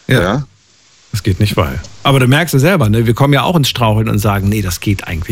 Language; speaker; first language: German; native; German